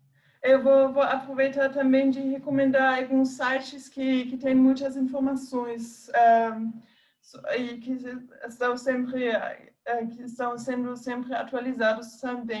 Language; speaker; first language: Portuguese; non-native, fluent; German